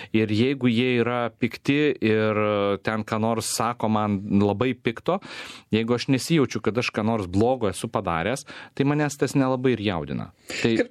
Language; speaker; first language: Lithuanian; native; Lithuanian